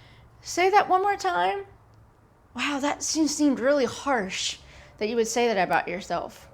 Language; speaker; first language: English; native; English